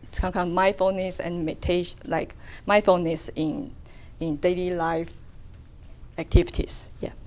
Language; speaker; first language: English; non-native, fluent; Chinese